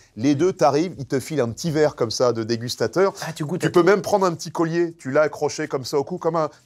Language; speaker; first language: French; native; French